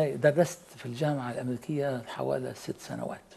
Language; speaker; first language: Arabic; native; Arabic